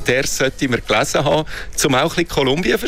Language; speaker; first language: German; native; German